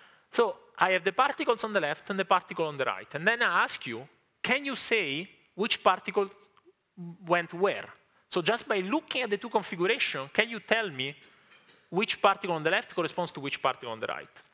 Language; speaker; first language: English; non-native, fluent; Italian